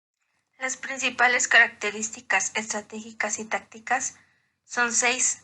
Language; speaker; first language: Spanish; native; Spanish